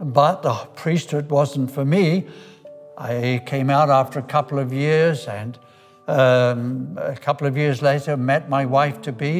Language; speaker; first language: English; native; English